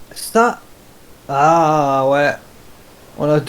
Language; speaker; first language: French; non-native, learner; German